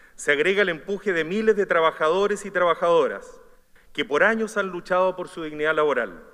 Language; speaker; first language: Spanish; native; Spanish